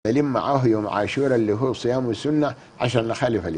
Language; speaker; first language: Arabic; native; Arabic